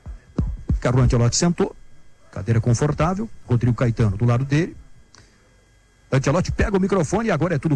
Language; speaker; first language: Portuguese; native; Portuguese